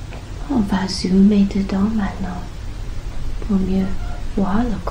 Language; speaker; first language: French; non-native, fluent; English